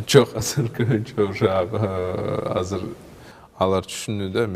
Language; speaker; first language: Kyrgyz; non-native, local second language; Russian